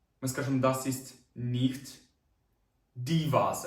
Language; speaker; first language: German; non-native, fluent; Ukrainian